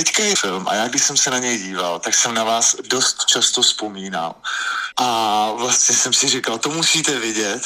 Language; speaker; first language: Czech; native; Czech